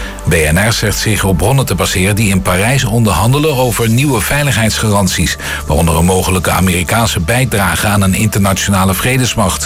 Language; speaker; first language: Dutch; native; Dutch